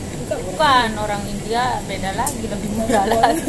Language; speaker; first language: Indonesian; native; Indonesian